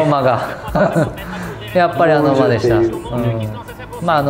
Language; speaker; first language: Japanese; native; Japanese